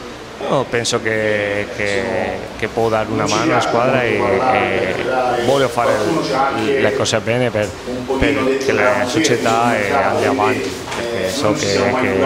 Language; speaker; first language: Italian; non-native, fluent; Spanish